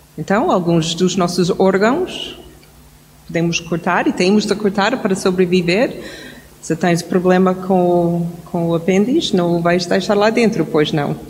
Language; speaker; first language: Portuguese; non-native, fluent; English